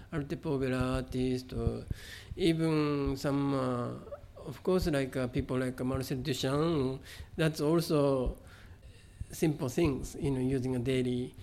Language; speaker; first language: English; non-native, fluent; Japanese